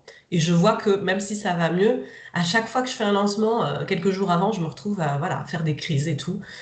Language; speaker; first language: French; native; French